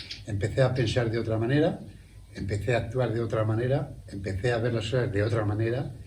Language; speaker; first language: Spanish; native; Spanish